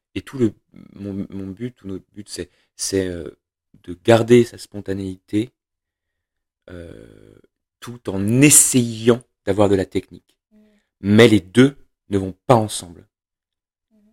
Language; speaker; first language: French; native; French